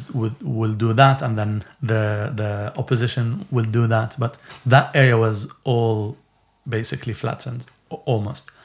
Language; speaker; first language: English; non-native, fluent; Arabic